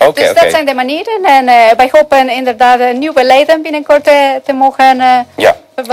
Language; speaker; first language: Dutch; non-native, fluent; Spanish